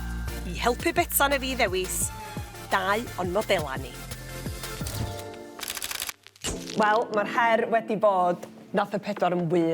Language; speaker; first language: Welsh; native; Welsh